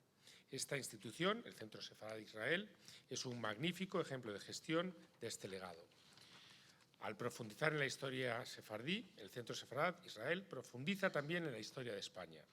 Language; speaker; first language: Spanish; native; Spanish